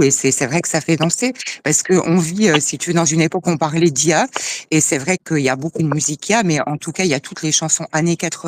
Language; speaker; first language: French; native; French